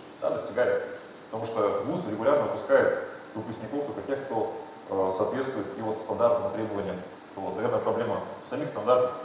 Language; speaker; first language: Russian; native; Russian